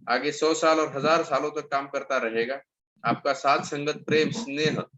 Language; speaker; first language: Hindi; non-native, local second language; Marathi